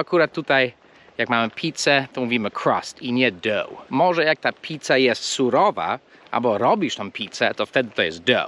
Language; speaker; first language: Polish; non-native, fluent; English